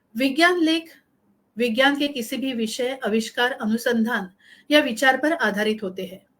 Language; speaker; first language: Hindi; non-native, local second language; Marathi